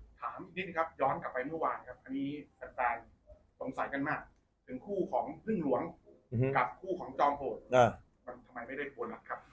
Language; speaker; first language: Thai; native; Thai